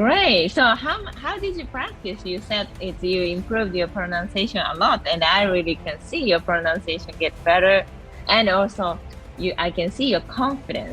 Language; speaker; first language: English; non-native, fluent; Japanese